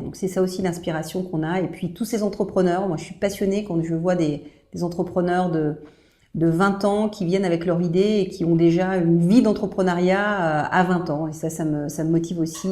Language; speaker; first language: French; native; French